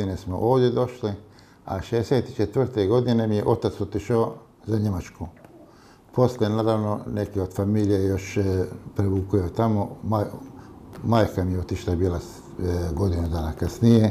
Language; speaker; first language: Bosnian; early bilingual, heritage; Bosnian